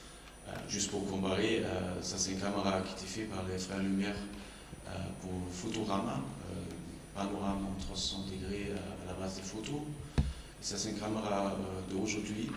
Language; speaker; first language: French; non-native, fluent; German